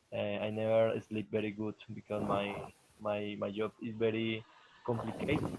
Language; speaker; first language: English; non-native, learner; Spanish